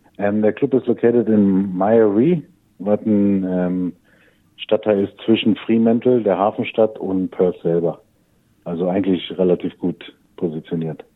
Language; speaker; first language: German; native; German